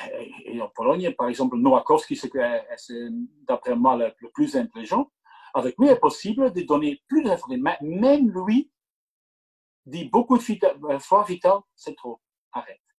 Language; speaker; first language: French; non-native, local second language; Dutch